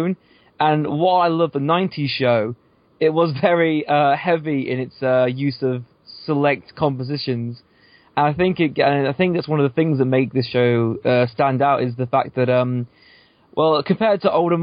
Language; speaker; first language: English; native; English